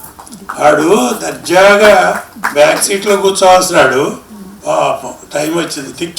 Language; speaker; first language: Telugu; native; Telugu